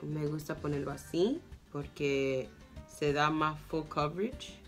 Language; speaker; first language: Spanish; early bilingual, heritage; English